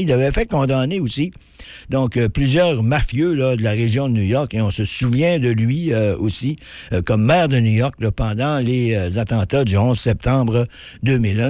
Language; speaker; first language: French; native; French